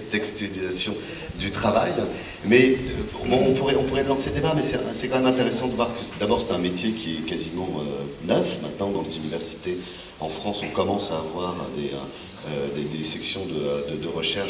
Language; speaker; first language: French; native; French